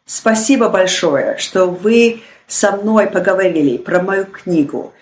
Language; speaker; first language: Russian; early bilingual, heritage; Russian